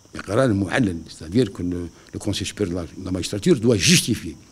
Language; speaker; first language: French; non-native, local second language; Arabic